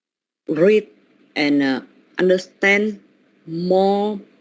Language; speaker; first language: English; non-native, learner; Vietnamese